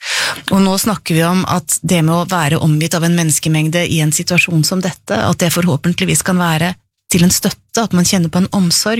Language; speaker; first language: Norwegian; native; Norwegian